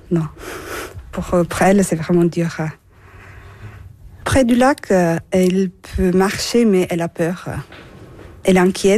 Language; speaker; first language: French; non-native, learner; Turkish